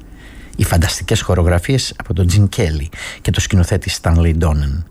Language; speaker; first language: Greek; native; Greek